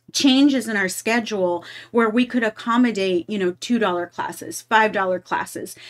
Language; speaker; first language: English; native; English